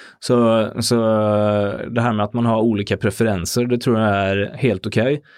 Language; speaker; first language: Swedish; native; Swedish